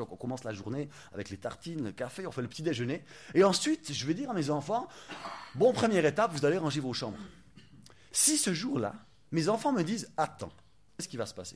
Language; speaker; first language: French; native; French